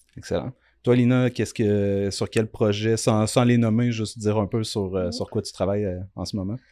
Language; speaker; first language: French; native; French